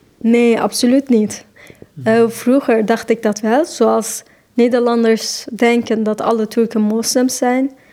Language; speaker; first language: Dutch; non-native, fluent; Turkish